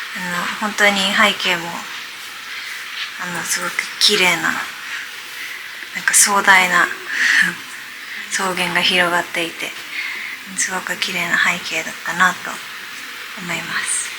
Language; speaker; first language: Japanese; native; Japanese